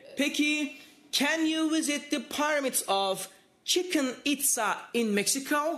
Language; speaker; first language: English; non-native, fluent; Turkish